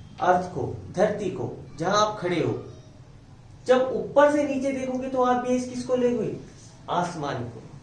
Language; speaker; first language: Hindi; native; Hindi